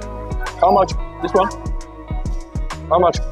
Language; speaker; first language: English; non-native, learner; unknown